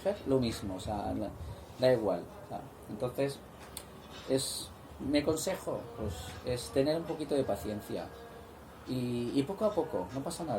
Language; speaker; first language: Spanish; non-native, fluent; Arabic